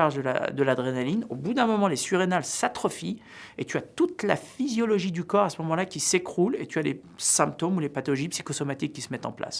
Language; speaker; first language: French; native; French